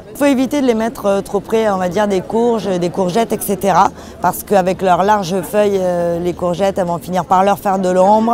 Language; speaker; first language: French; native; French